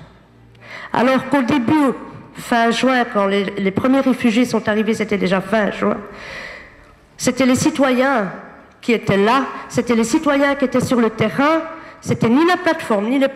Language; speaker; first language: French; native; French